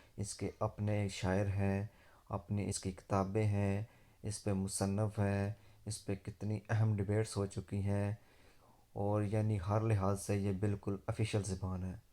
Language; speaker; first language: Urdu; non-native, local second language; Punjabi